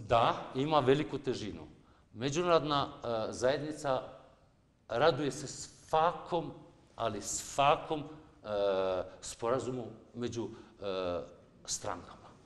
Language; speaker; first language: Serbian; non-native, local second language; Albanian